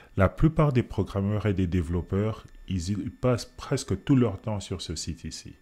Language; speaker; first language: French; non-native, local second language; Lingala